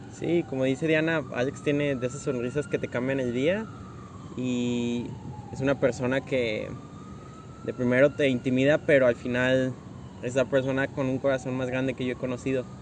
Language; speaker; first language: Spanish; native; Spanish